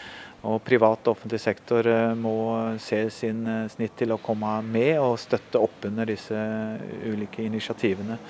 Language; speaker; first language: Norwegian; native; Norwegian